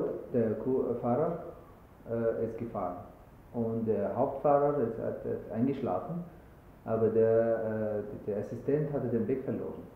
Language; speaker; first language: German; non-native, learner; Arabic